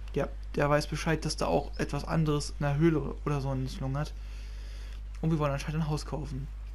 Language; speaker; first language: German; native; German